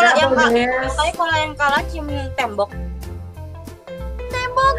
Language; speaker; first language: Indonesian; native; Indonesian